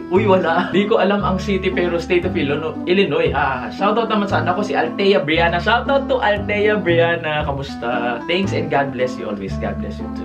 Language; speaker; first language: Filipino; native; Filipino